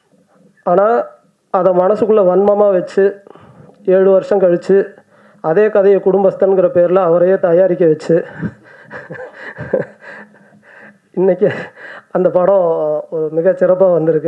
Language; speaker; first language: Tamil; native; Tamil